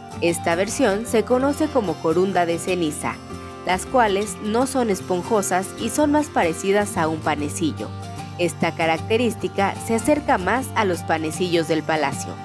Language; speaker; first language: Spanish; native; Spanish